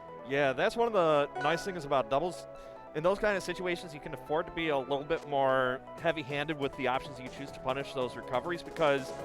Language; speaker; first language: English; native; English